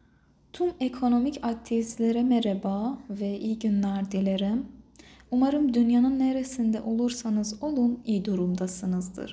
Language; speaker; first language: Turkish; non-native, fluent; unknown